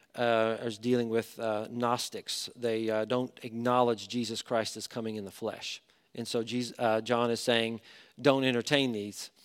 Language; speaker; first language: English; native; English